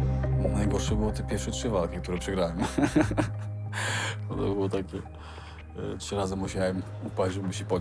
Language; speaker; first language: Polish; non-native, fluent; Chechen